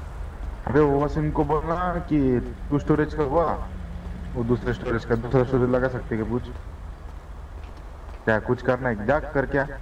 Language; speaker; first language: Hindi; native; Hindi